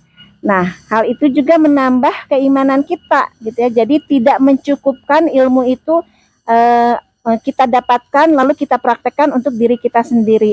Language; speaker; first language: Indonesian; native; Indonesian